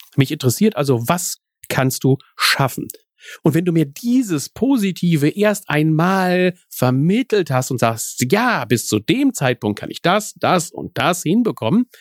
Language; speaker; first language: German; native; German